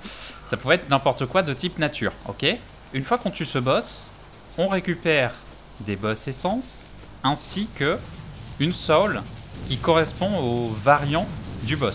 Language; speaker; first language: French; native; French